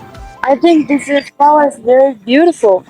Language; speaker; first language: English; non-native, learner; Chinese